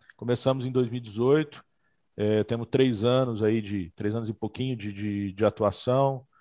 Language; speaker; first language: Portuguese; native; Portuguese